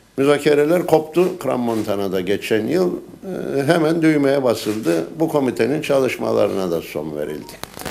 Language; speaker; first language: Turkish; native; Turkish